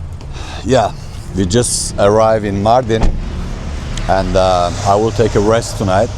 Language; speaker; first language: English; non-native, fluent; Turkish